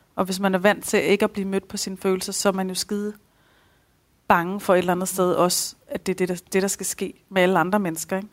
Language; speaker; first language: Danish; early bilingual, other home language; Persian